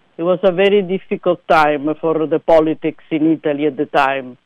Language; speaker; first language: English; non-native, fluent; Italian